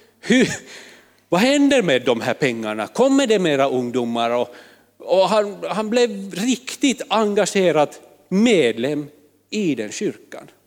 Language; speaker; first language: Swedish; non-native, fluent; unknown